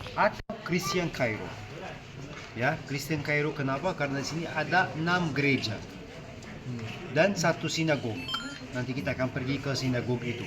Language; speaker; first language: Indonesian; non-native, fluent; Arabic